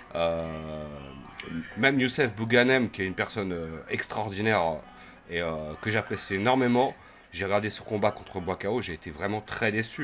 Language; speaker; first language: French; native; French